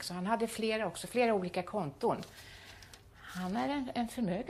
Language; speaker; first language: Swedish; native; Swedish